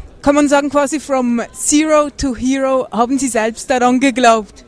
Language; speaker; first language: German; native; German